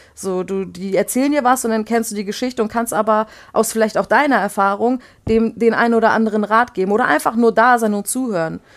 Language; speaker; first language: German; native; German